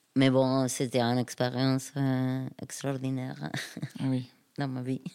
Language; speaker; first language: French; non-native, fluent; Spanish